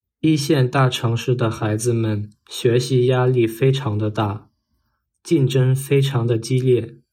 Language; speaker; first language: Chinese; non-native, fluent; German